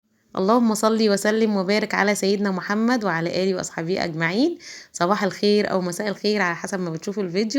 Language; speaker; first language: Arabic; native; Arabic